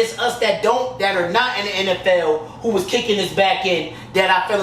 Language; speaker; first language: English; native; English